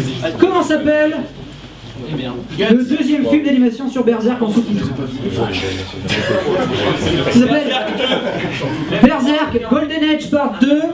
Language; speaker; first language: French; native; French